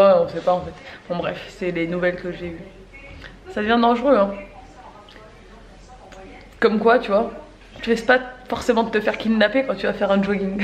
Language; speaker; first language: French; native; French